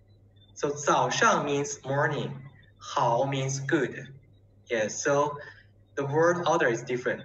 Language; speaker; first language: English; non-native, learner; Chinese